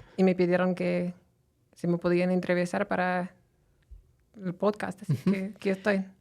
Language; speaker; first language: Spanish; non-native, fluent; English